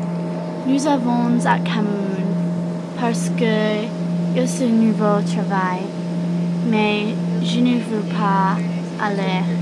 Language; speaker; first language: French; non-native, learner; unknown